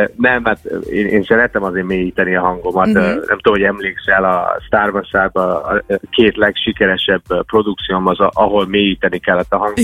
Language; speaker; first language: Hungarian; non-native, fluent; English